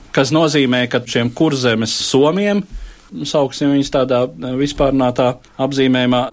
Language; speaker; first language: Latvian; native; Latvian